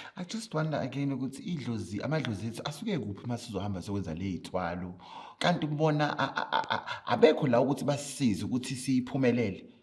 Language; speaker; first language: Zulu; native; Zulu